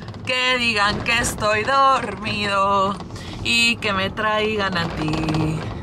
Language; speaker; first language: Spanish; early bilingual, heritage; Spanish